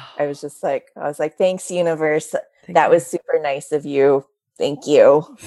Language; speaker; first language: English; native; English